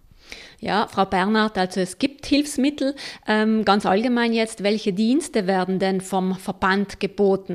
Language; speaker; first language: German; native; German